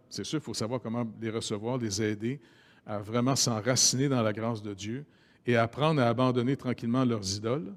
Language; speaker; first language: French; native; French